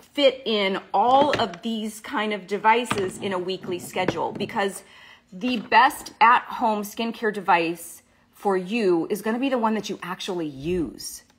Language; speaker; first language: English; native; English